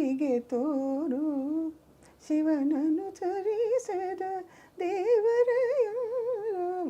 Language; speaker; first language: Telugu; native; Telugu